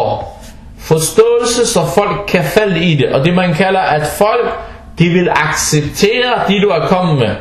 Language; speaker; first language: Danish; non-native, fluent; Arabic